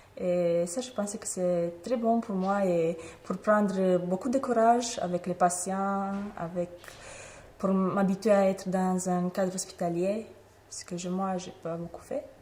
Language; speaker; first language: French; non-native, fluent; Romanian